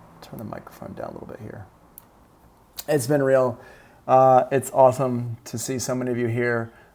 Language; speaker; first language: English; native; English